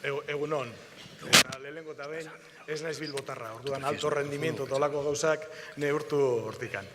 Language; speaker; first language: Basque; native; Basque